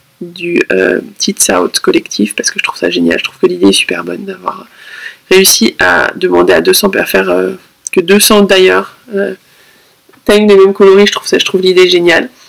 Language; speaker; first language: French; native; French